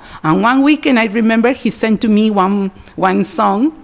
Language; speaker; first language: English; non-native, learner; Spanish